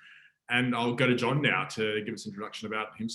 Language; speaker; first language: English; native; English